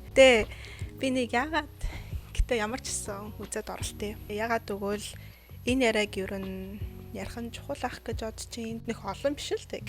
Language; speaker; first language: Mongolian; early bilingual, heritage; Mongolian